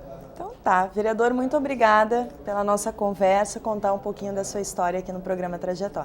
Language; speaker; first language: Portuguese; native; Portuguese